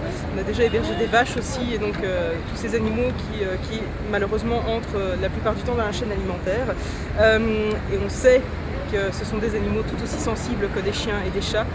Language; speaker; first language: French; native; French